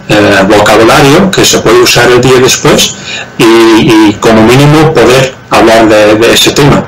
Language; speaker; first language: Spanish; non-native, fluent; Dutch